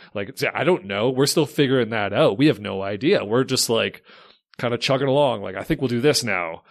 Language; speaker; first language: English; native; English